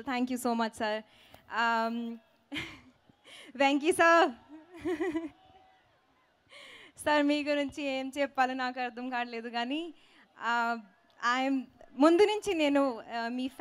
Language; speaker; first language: Telugu; non-native, local second language; Hindi